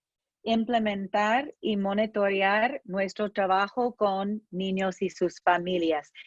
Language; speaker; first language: Spanish; non-native, fluent; English